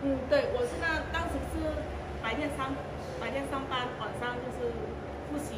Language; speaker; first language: Chinese; non-native, fluent; Vietnamese